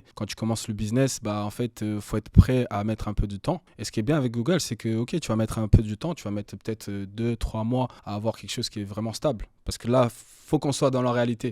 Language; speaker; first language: French; native; French